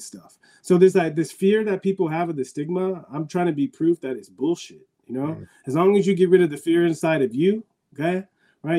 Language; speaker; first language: English; native; English